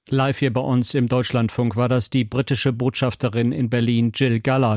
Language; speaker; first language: German; native; German